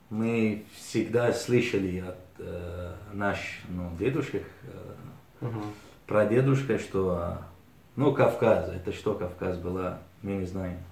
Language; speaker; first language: Russian; early bilingual, heritage; Arabic